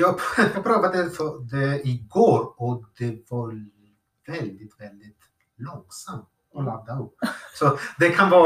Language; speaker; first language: Swedish; non-native, fluent; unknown